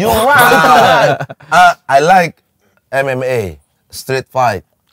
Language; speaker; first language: English; non-native, learner; Indonesian